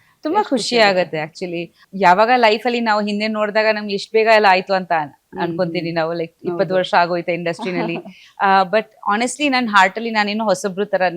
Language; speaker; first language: Kannada; non-native, local second language; Bangla